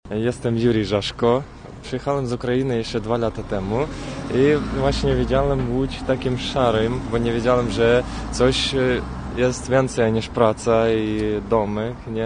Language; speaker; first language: Polish; non-native, fluent; Ukrainian